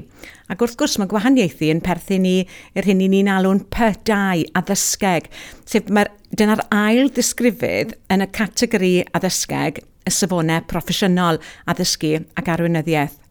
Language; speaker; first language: Welsh; native; Welsh